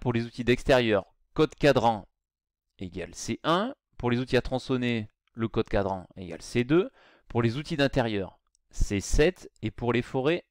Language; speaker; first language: French; native; French